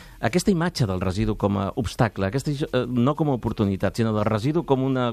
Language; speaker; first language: Catalan; native; Catalan